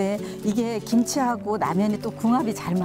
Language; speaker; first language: Korean; native; Korean